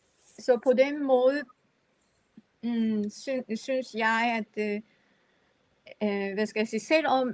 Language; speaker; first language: Danish; non-native, fluent; Japanese